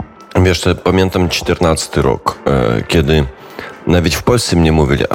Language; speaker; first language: Polish; non-native, learner; Ukrainian